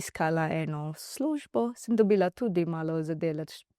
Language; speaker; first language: Slovenian; non-native, learner; Divehi